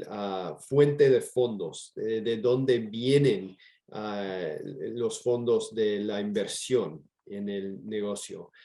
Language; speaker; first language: Spanish; non-native, fluent; English